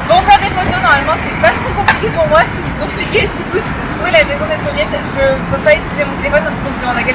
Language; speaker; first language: French; native; French